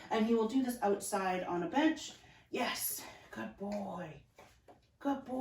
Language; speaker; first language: English; native; English